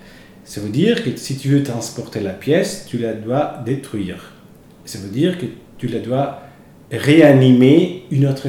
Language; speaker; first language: French; non-native, fluent; Italian